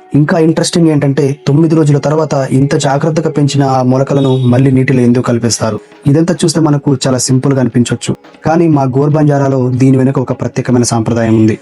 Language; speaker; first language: Telugu; non-native, local second language; Lambadi